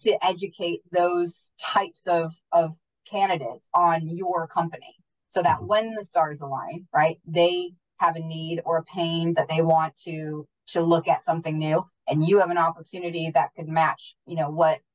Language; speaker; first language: English; native; English